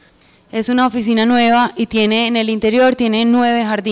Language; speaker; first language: Spanish; native; Spanish